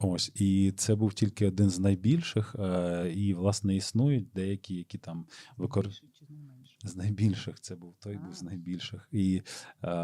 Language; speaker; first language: Ukrainian; native; Ukrainian